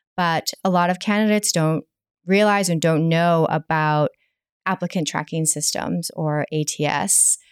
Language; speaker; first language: English; native; English